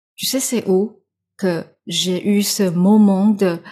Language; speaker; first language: French; non-native, fluent; Chinese